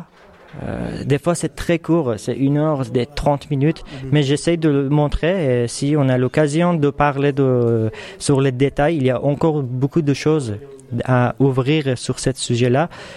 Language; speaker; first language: French; non-native, fluent; Persian